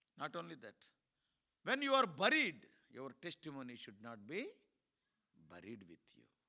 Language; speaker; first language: English; non-native, local second language; Telugu